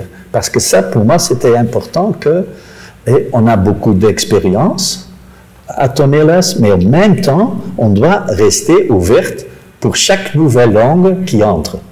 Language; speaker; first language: French; non-native, local second language; Dutch